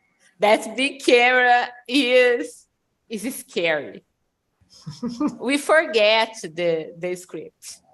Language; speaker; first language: English; non-native, fluent; Portuguese